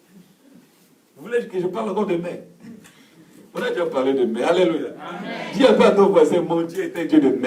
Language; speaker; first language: French; non-native, local second language; Lingala